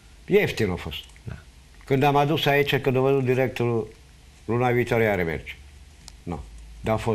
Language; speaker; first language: Romanian; non-native, local second language; Hungarian